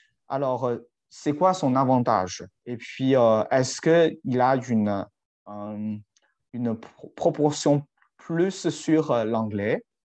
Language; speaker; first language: French; non-native, fluent; Chinese